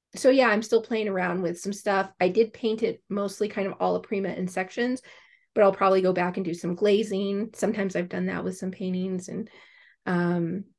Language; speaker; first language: English; native; English